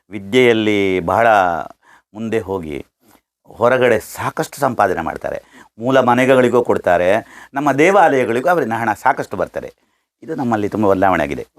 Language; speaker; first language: Kannada; non-native, local second language; Konkani